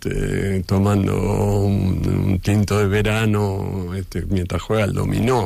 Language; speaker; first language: Spanish; native; Spanish